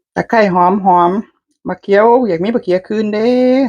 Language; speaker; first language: Thai; native; Thai